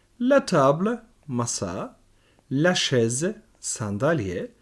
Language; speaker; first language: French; non-native, fluent; Turkish